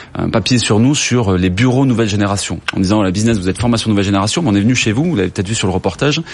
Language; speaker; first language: French; native; French